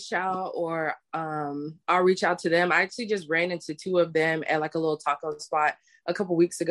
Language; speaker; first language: English; native; English